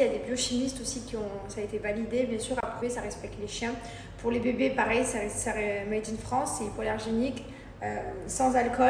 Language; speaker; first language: French; native; French